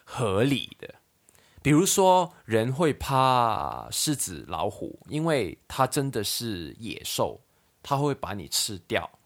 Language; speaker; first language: Chinese; non-native, local second language; Cantonese